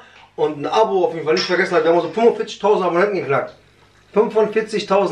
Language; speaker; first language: German; early bilingual, other home language; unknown